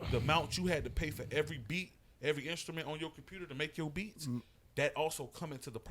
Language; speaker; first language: English; native; English